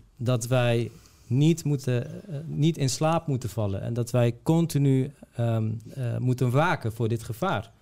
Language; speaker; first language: Dutch; early bilingual, other home language; Bosnian